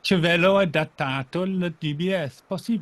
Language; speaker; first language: Italian; non-native, fluent; English